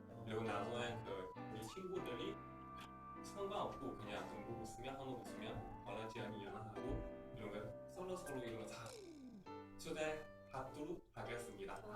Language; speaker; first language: Korean; non-native, learner; Chinese